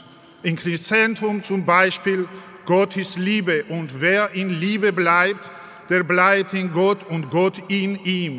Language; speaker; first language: German; non-native, learner; Georgian